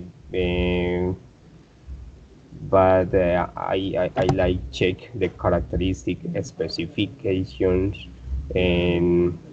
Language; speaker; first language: English; non-native, learner; Spanish